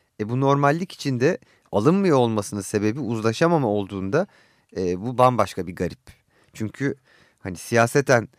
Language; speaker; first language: Turkish; native; Turkish